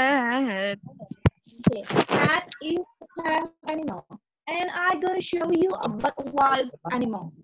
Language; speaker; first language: English; non-native, fluent; Indonesian